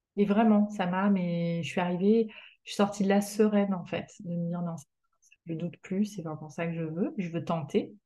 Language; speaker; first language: French; native; French